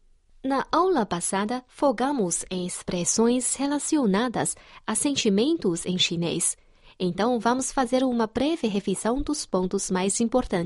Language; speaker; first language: Portuguese; non-native, fluent; Chinese